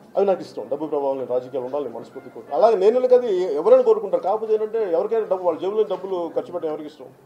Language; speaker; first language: Telugu; native; Telugu